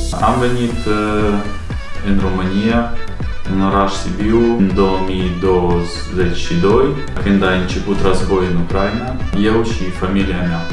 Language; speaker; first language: Romanian; non-native, learner; Ukrainian